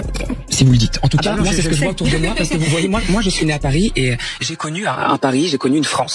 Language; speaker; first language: French; early bilingual, other home language; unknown